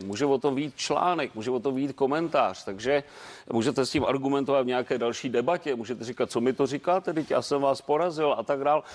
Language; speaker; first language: Czech; native; Czech